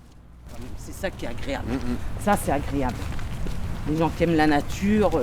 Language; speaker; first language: French; native; French